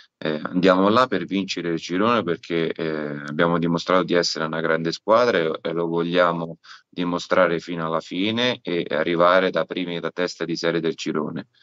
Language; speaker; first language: Italian; native; Italian